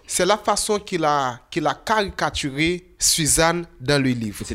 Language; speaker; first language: French; non-native, local second language; Haitian Creole